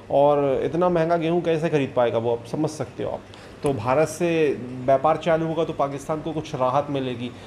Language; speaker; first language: Hindi; native; Hindi